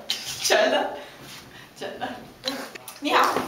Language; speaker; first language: Chinese; non-native, learner; English